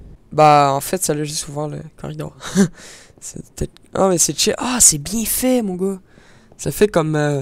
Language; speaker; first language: French; native; French